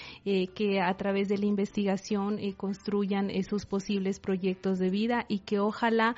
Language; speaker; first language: Spanish; native; Spanish